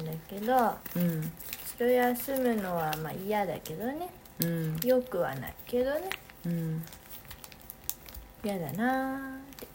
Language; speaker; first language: Japanese; early bilingual, other home language; Korean